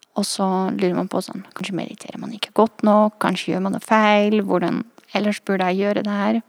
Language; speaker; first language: Norwegian; non-native, fluent; Dutch